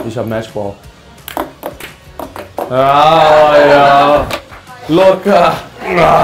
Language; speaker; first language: German; non-native, learner; Swedish